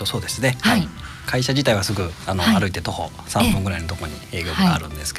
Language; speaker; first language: Japanese; native; Japanese